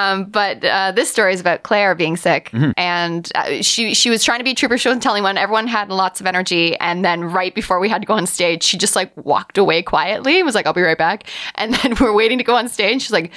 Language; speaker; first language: English; native; English